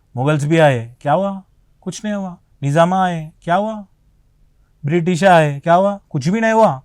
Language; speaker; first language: Hindi; non-native, local second language; Telugu